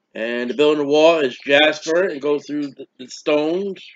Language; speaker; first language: English; native; English